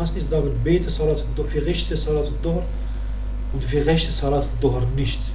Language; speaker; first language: German; non-native, learner; Arabic